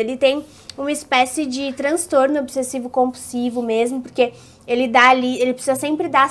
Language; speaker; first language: Portuguese; native; Portuguese